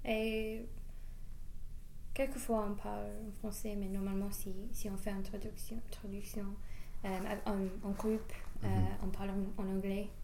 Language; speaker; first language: French; non-native, learner; English